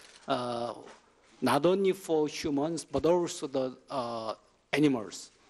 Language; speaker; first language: English; non-native, fluent; Korean